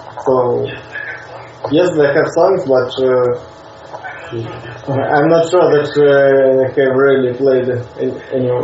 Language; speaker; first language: English; non-native, learner; Russian